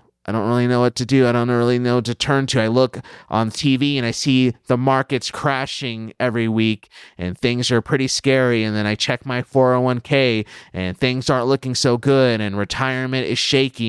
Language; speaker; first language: English; native; English